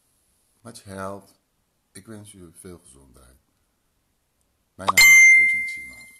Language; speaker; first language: Dutch; early bilingual, other home language; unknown